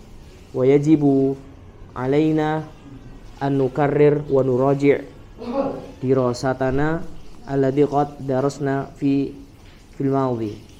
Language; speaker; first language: Arabic; non-native, fluent; Indonesian